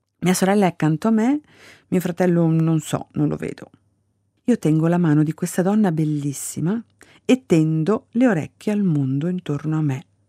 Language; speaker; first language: Italian; early bilingual, other home language; Galician